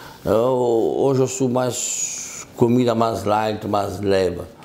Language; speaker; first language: Portuguese; non-native, fluent; French